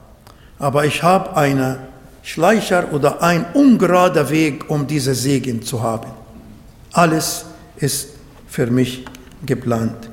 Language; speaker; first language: German; non-native, learner; Arabic